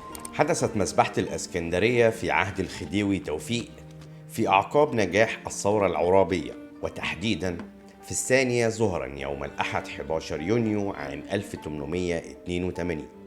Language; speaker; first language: Arabic; native; Arabic